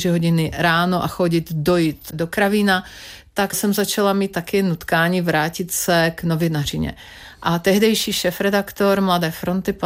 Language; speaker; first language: Czech; native; Czech